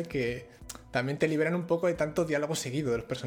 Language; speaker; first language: Spanish; native; Spanish